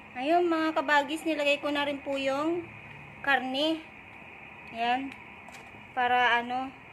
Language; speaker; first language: Filipino; non-native, local second language; Iloko